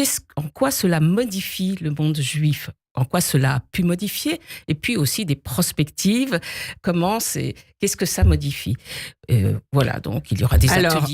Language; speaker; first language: French; native; French